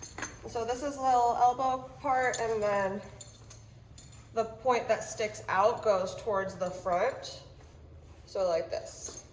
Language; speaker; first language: English; native; English